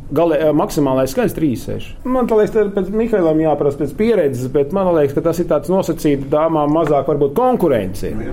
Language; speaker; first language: Latvian; native; Latvian